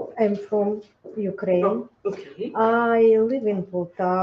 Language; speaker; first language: English; non-native, learner; Ukrainian